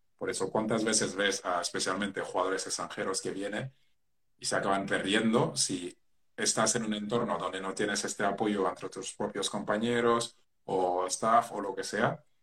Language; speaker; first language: Spanish; non-native, fluent; Wolof